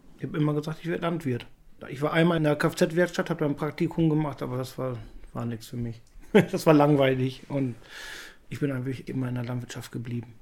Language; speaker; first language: German; native; German